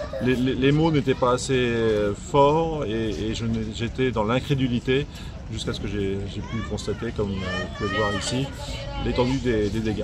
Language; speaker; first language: French; native; French